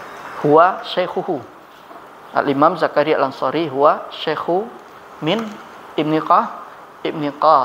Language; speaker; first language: Arabic; non-native, fluent; Indonesian